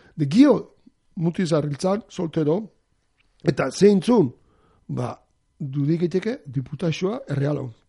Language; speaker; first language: Basque; native; Basque